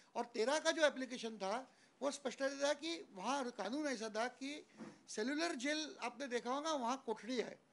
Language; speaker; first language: Hindi; non-native, local second language; Marathi